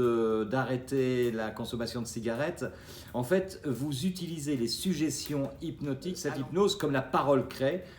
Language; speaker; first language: French; native; French